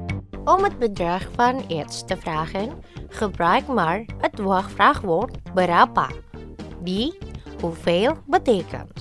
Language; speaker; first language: Dutch; non-native, fluent; Indonesian